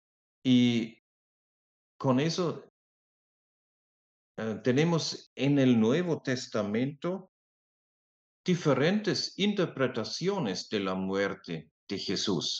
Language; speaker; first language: Spanish; non-native, fluent; German